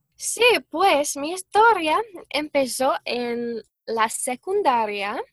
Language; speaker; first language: Spanish; non-native, fluent; English